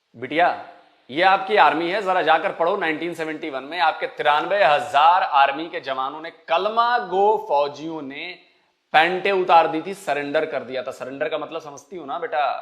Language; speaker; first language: Hindi; native; Hindi